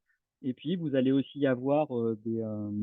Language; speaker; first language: French; native; French